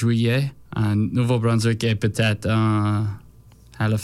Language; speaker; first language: French; non-native, learner; English